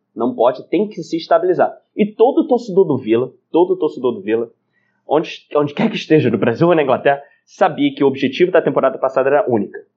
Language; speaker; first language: Portuguese; non-native, fluent; English